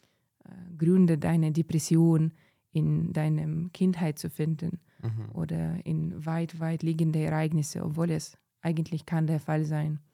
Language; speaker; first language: German; non-native, fluent; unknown